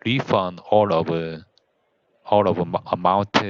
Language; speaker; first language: English; non-native, learner; Korean